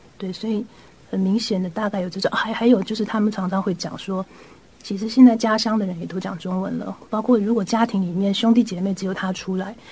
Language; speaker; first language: Chinese; native; Chinese